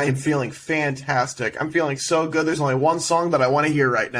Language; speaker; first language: English; native; English